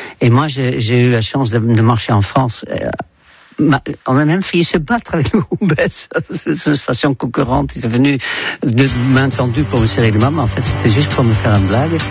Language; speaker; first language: French; non-native, fluent; Dutch